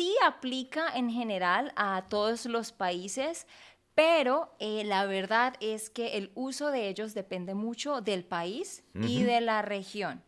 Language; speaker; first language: Spanish; native; Spanish